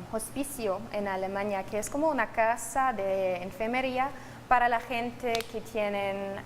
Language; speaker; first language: Spanish; non-native, fluent; German